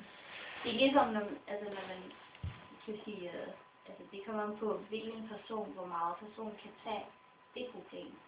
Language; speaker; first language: Danish; non-native, local second language; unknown